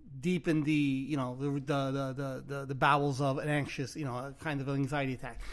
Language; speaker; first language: English; native; English